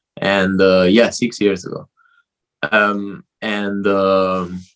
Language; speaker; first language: English; non-native, fluent; Italian